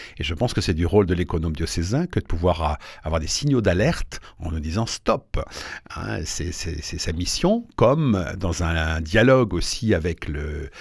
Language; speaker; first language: French; native; French